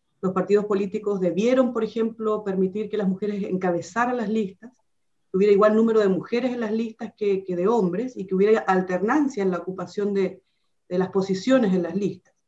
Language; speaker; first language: Spanish; native; Spanish